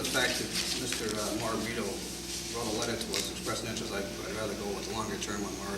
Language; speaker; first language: English; native; English